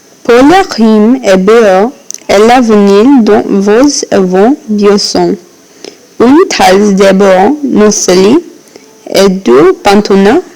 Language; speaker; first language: French; non-native, learner; English